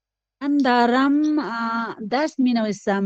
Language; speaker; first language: Persian; non-native, learner; Urdu